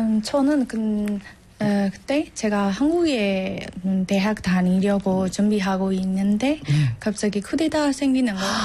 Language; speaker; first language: Korean; non-native, learner; Burmese